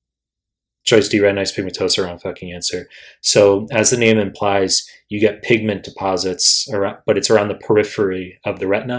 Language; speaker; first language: English; native; English